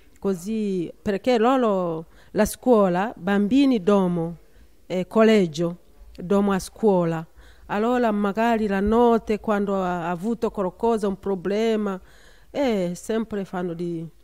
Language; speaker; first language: Italian; non-native, learner; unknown